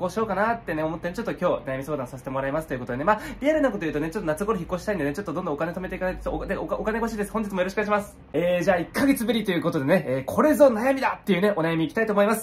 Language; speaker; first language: Japanese; native; Japanese